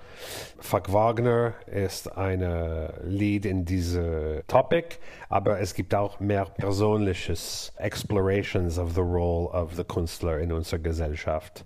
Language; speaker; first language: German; non-native, learner; English